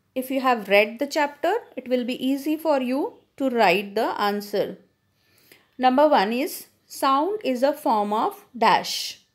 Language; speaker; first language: English; non-native, local second language; Hindi